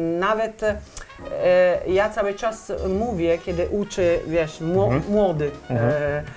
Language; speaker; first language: Polish; non-native, learner; Italian